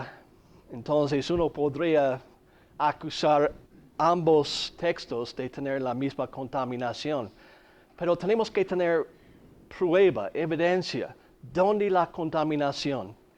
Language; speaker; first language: Spanish; non-native, fluent; English